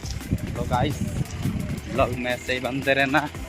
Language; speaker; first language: Hindi; non-native, local second language; Odia